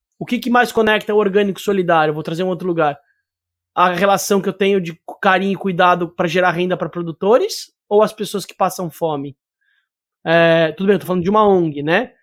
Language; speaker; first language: Portuguese; native; Portuguese